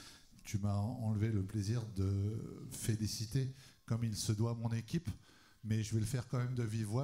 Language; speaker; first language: French; native; French